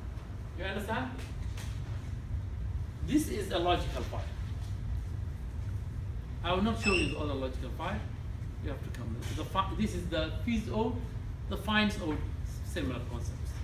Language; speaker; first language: English; non-native, fluent; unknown